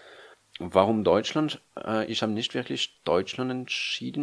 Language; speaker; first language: German; non-native, fluent; French